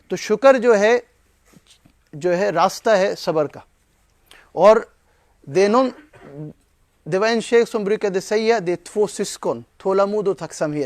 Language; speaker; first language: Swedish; non-native, fluent; Urdu